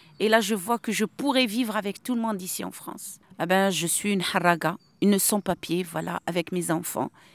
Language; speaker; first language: French; non-native, local second language; Arabic